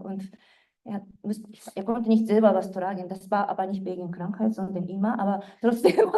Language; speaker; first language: German; non-native, fluent; Japanese